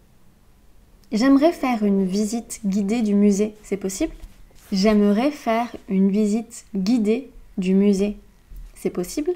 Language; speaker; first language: French; native; French